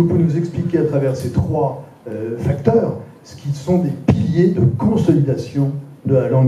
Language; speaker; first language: French; native; French